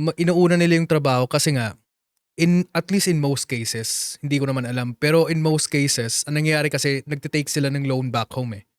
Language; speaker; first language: Filipino; non-native, local second language; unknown